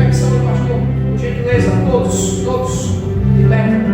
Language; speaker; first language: Portuguese; native; Portuguese